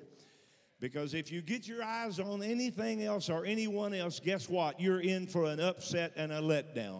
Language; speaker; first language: English; native; English